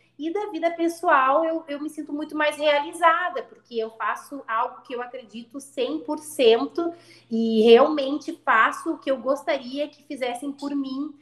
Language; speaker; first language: Portuguese; native; Portuguese